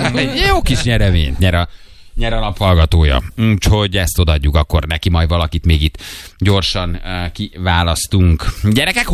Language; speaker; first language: Hungarian; native; Hungarian